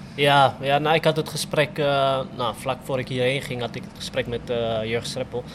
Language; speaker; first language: Dutch; native; Dutch